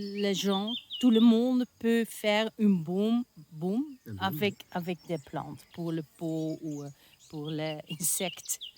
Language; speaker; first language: French; non-native, learner; Dutch